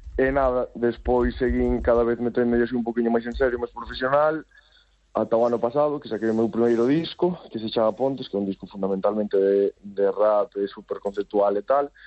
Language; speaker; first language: Galician; native; Galician